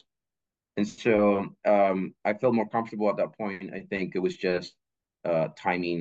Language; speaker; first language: English; non-native, fluent; Spanish